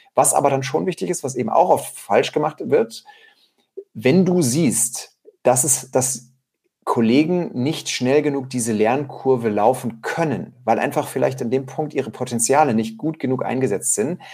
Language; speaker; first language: German; native; German